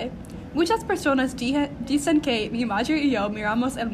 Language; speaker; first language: Spanish; non-native, learner; English